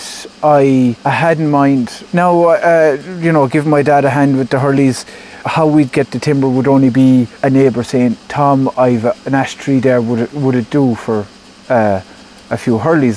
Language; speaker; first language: English; native; English